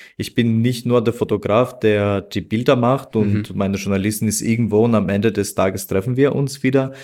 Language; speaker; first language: German; non-native, fluent; Albanian